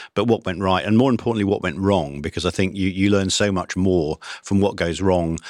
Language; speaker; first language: English; native; English